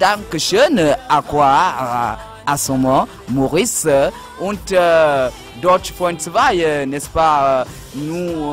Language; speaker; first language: German; non-native, fluent; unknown